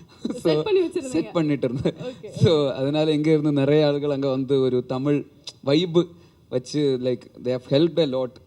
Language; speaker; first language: Tamil; non-native, learner; Malayalam